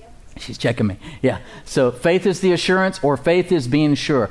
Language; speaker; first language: English; native; English